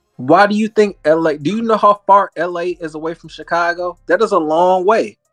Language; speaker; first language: English; native; English